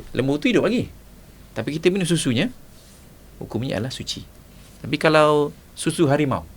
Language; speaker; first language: Malay; native; Malay